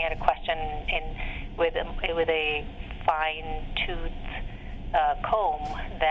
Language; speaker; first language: English; non-native, local second language; Urdu